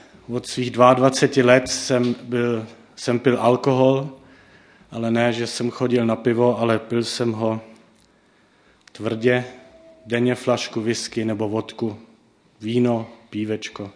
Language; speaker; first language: Czech; non-native, fluent; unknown